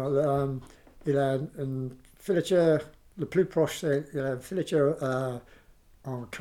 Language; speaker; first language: French; non-native, learner; English